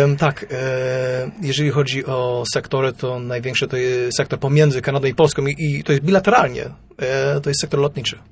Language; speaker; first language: Polish; early bilingual, heritage; Polish